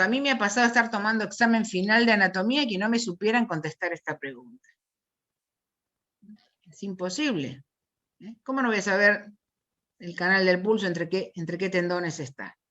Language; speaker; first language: Spanish; native; Spanish